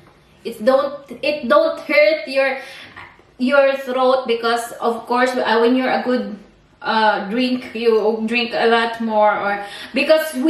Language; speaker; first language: English; non-native, learner; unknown